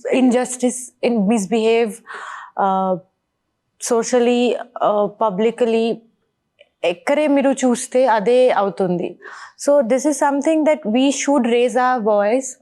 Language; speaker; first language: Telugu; non-native, learner; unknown